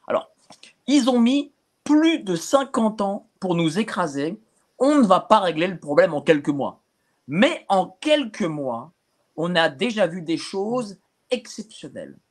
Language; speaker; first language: French; native; French